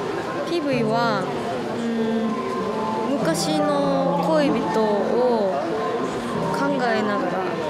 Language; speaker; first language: Japanese; non-native, learner; Korean